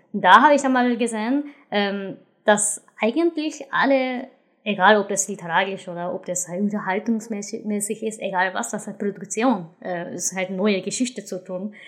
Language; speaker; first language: German; non-native, fluent; Japanese